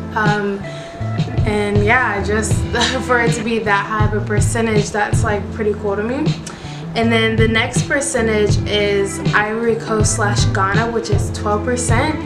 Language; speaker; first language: English; native; English